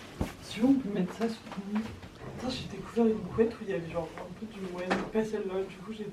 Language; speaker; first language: French; native; French